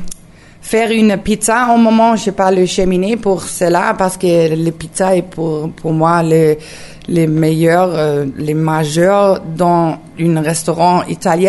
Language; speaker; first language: French; non-native, learner; German